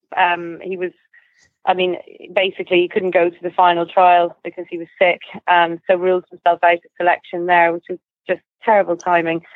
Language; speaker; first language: English; native; English